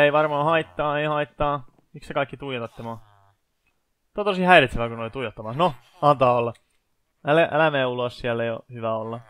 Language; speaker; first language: Finnish; native; Finnish